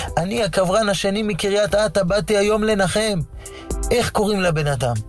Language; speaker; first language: Hebrew; native; Hebrew